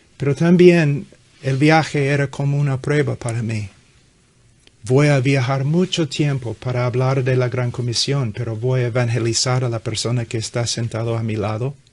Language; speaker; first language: Spanish; non-native, fluent; English